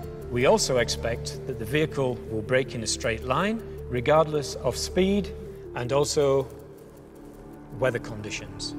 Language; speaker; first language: English; native; English